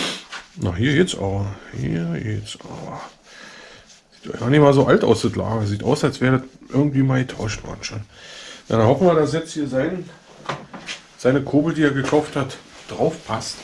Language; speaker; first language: German; native; German